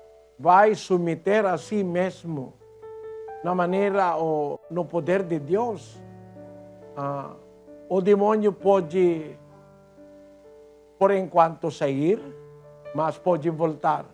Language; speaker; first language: Portuguese; non-native, learner; Filipino